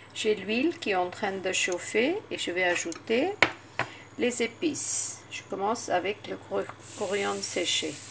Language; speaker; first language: French; non-native, fluent; Hindi